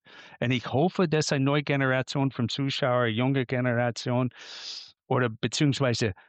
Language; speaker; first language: German; non-native, fluent; English